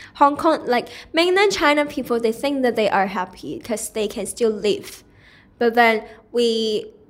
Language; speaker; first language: English; non-native, local second language; Cantonese